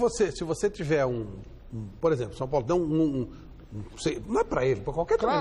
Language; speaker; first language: Portuguese; native; Portuguese